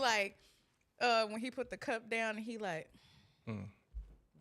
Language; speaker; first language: English; native; English